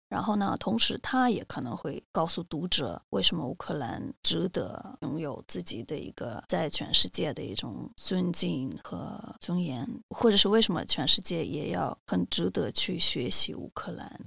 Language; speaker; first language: Chinese; non-native, fluent; Russian